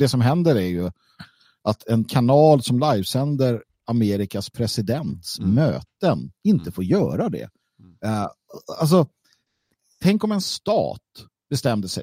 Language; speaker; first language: Swedish; native; Swedish